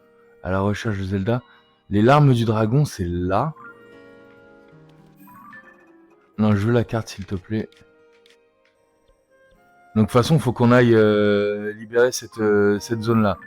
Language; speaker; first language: French; native; French